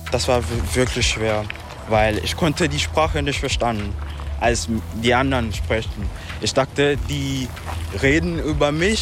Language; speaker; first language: German; non-native, learner; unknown